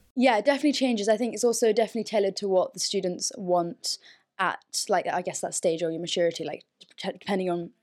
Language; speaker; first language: English; early bilingual, other home language; German